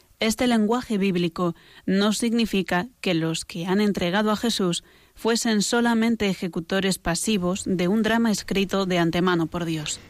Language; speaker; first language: Spanish; native; Spanish